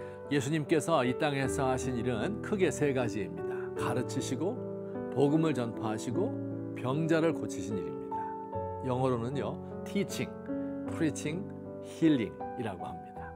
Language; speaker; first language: Korean; native; Korean